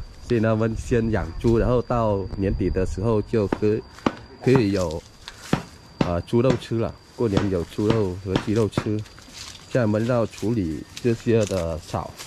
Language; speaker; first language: Chinese; non-native, learner; Vietnamese